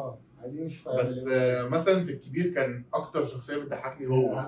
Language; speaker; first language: Arabic; native; Arabic